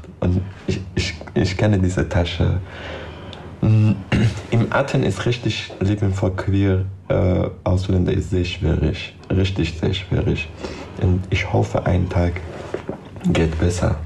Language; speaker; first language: German; non-native, learner; Persian